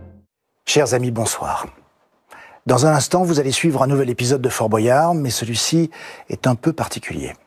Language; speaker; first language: French; native; French